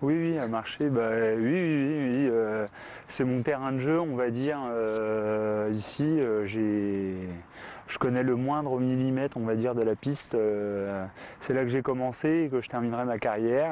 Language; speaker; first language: French; native; French